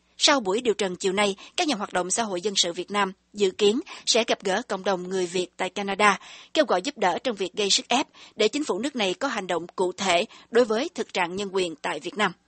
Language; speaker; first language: Vietnamese; native; Vietnamese